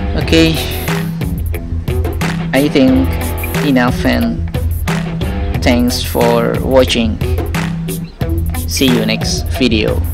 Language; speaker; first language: English; non-native, learner; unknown